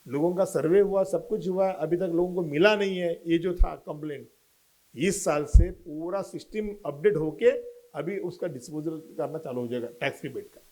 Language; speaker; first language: Hindi; non-native, local second language; Marathi